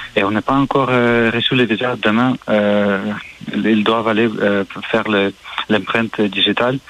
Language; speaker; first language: French; non-native, fluent; Ukrainian